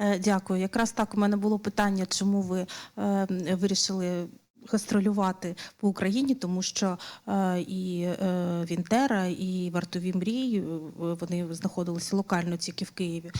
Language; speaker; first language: Ukrainian; native; Ukrainian